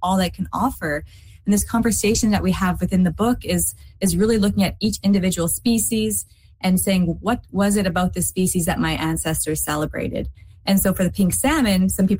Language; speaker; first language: English; native; English